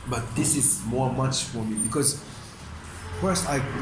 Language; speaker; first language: English; non-native, learner; Japanese